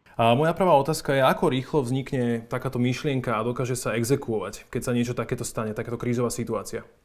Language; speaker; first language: Slovak; native; Slovak